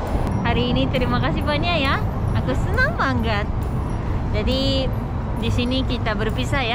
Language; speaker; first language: Indonesian; non-native, fluent; Japanese